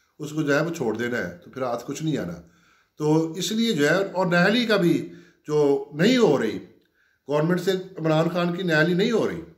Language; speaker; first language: Urdu; non-native, local second language; Punjabi